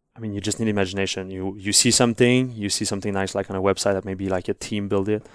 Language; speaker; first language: English; non-native, fluent; French